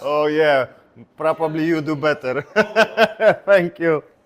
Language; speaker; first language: English; non-native, fluent; Polish